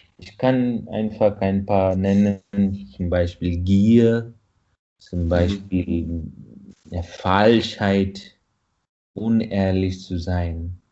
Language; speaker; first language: German; non-native, fluent; Malayalam